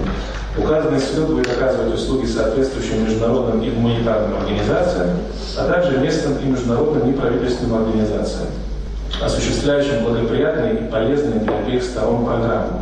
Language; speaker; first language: Russian; native; Russian